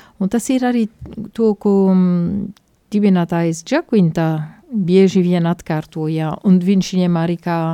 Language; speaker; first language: Latvian; non-native, fluent; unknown